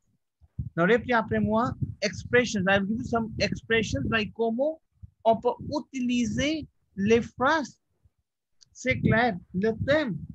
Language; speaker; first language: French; non-native, fluent; Hindi